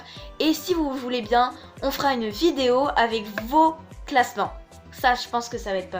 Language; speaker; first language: French; native; French